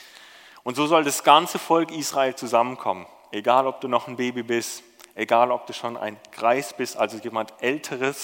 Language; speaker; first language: German; native; German